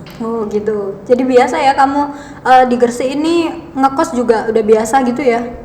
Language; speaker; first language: Indonesian; native; Indonesian